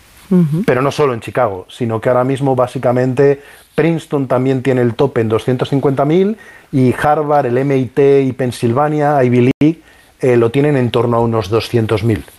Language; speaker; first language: Spanish; native; Spanish